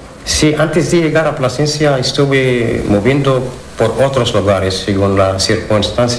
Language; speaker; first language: Spanish; non-native, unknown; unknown